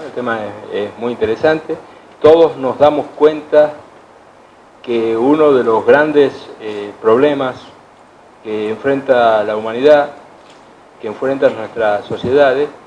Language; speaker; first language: Spanish; native; Spanish